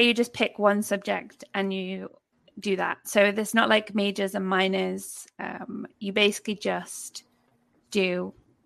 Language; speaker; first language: English; native; English